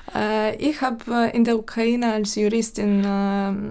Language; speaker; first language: German; non-native, fluent; Ukrainian